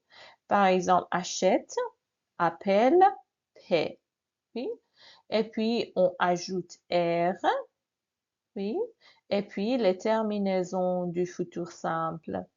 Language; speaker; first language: French; non-native, fluent; Persian